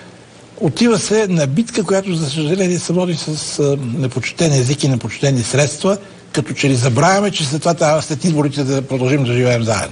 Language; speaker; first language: Bulgarian; native; Bulgarian